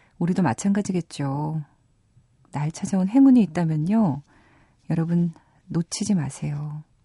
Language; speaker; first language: Korean; native; Korean